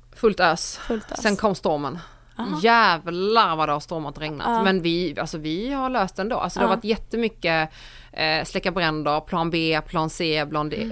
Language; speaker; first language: Swedish; native; Swedish